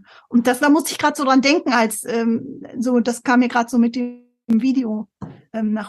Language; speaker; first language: German; native; German